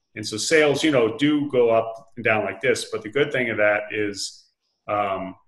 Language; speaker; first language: English; native; English